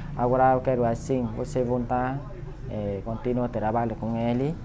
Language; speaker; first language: Portuguese; non-native, learner; Vietnamese